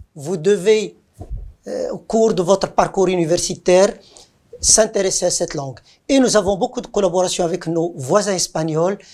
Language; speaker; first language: French; non-native, local second language; Arabic